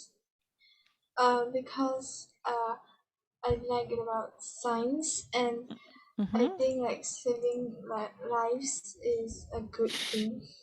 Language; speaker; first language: English; non-native, learner; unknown